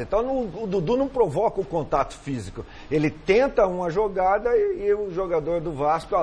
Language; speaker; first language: Portuguese; native; Portuguese